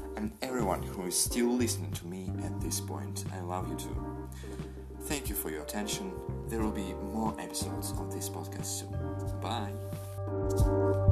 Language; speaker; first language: English; non-native, fluent; Russian